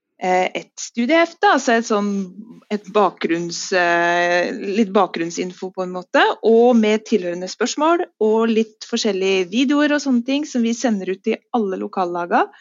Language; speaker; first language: Norwegian; native; Norwegian